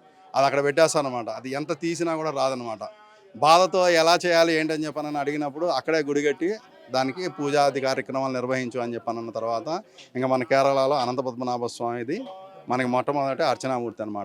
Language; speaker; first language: Telugu; native; Telugu